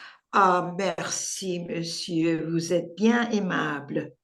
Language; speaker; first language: French; non-native, learner; English